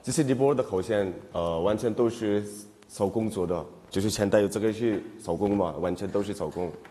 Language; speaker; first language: Chinese; non-native, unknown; Nepali